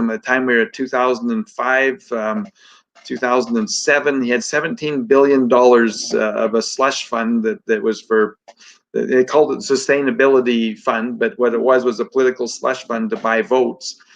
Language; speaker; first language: English; native; English